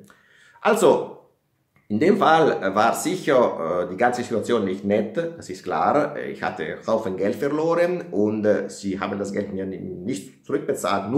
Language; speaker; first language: German; non-native, fluent; Italian